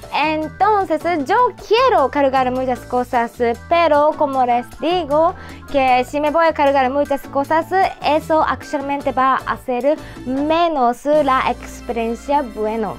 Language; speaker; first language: Spanish; non-native, learner; Japanese